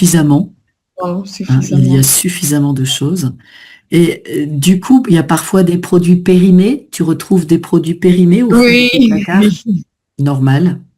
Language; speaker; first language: French; native; French